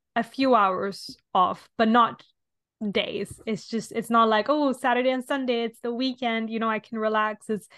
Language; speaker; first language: English; non-native, fluent; Italian